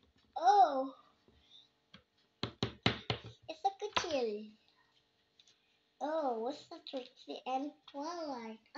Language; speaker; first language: English; non-native, learner; Indonesian